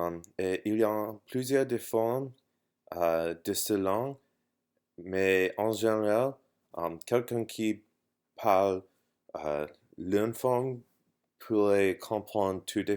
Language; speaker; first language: French; non-native, learner; English